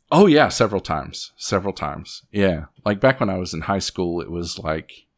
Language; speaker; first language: English; native; English